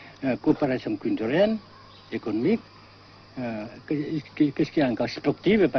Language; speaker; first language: French; non-native, fluent; Vietnamese